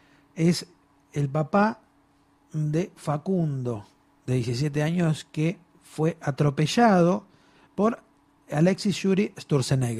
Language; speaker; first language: Spanish; native; Spanish